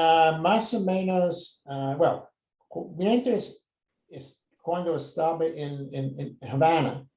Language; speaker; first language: Spanish; non-native, fluent; English